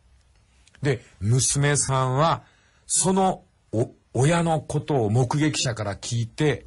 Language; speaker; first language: Japanese; native; Japanese